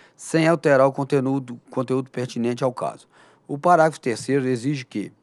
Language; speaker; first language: Portuguese; native; Portuguese